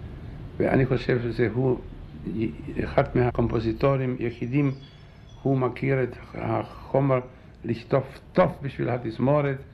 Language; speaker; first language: Hebrew; non-native, fluent; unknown